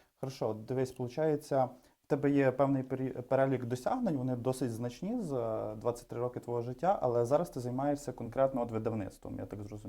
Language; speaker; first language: Ukrainian; native; Ukrainian